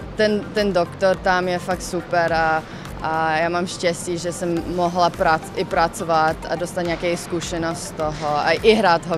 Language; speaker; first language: Czech; non-native, local second language; English